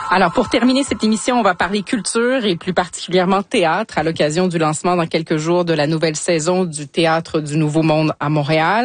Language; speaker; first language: French; native; French